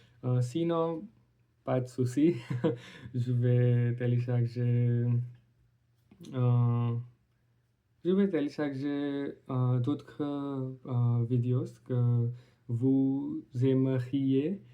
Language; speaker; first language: French; non-native, learner; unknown